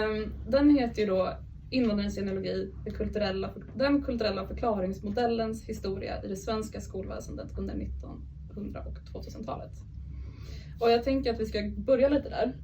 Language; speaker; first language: Swedish; native; Swedish